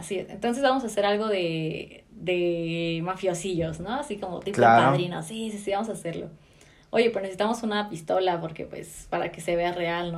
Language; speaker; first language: Spanish; native; Spanish